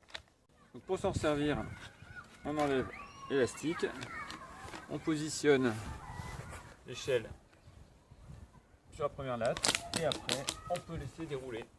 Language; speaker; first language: French; native; French